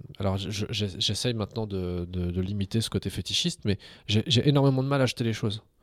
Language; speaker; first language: French; early bilingual, other home language; Arabic